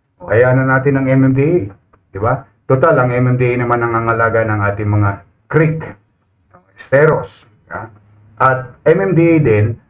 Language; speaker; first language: Filipino; native; Filipino